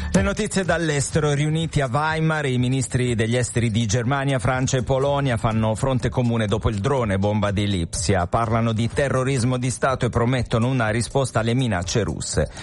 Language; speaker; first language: Italian; native; Italian